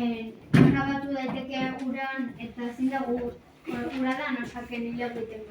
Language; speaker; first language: Basque; non-native, local second language; Spanish